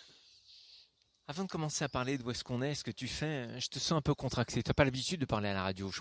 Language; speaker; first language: French; native; French